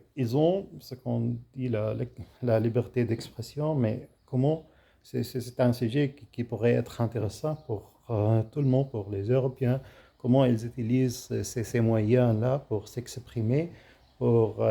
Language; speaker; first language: French; non-native, fluent; Arabic